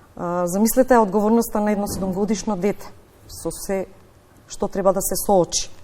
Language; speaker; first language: Macedonian; native; Macedonian